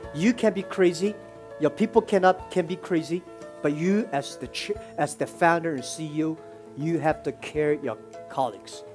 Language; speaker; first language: English; non-native, fluent; Chinese